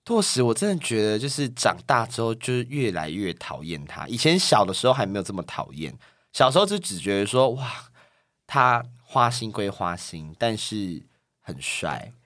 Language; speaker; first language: Chinese; native; Chinese